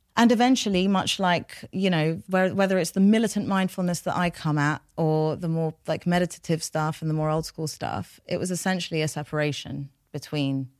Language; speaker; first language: English; non-native, local second language; Persian